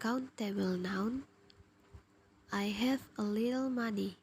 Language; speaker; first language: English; non-native, learner; Indonesian